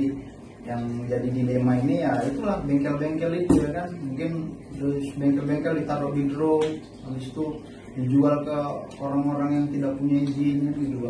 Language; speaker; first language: Indonesian; native; Indonesian